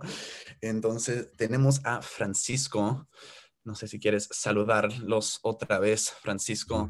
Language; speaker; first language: Spanish; non-native, fluent; English